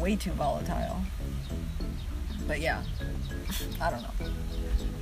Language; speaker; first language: English; early bilingual, other home language; Spanish